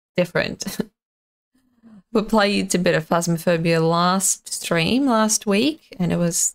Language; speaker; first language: English; non-native, fluent; Russian